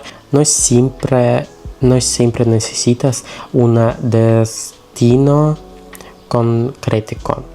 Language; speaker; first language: Spanish; non-native, learner; Russian